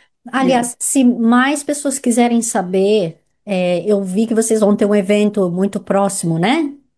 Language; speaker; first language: Portuguese; native; Portuguese